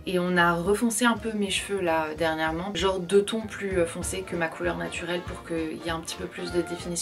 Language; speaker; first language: French; native; French